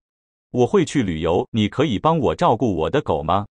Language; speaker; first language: Chinese; non-native, learner; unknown